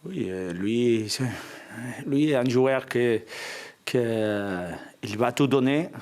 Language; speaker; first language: French; non-native, fluent; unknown